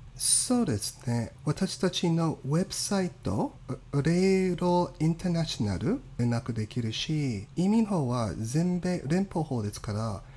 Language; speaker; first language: Japanese; non-native, fluent; English